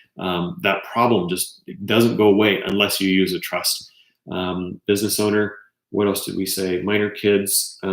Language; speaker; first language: English; native; English